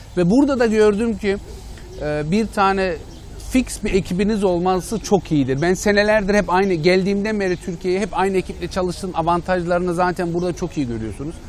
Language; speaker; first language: Turkish; early bilingual, heritage; Turkish